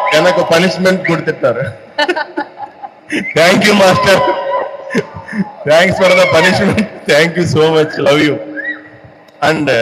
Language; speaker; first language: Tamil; non-native, learner; Telugu